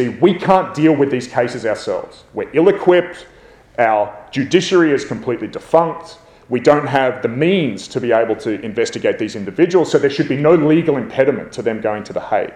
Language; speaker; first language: English; native; English